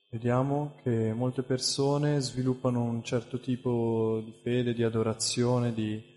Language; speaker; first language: Italian; native; Italian